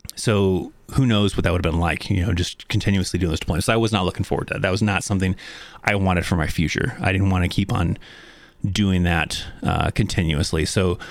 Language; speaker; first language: English; native; English